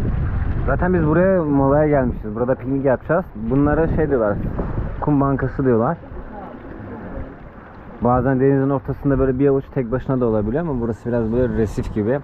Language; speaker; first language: Turkish; native; Turkish